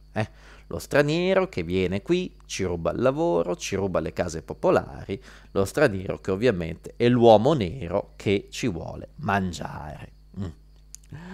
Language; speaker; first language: Italian; native; Italian